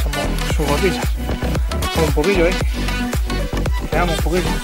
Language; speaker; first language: Spanish; native; Spanish